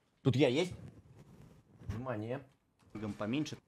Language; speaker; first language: Russian; native; Russian